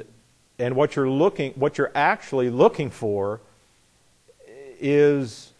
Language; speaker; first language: English; native; English